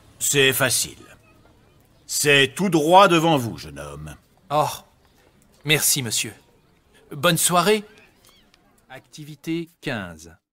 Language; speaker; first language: French; native; French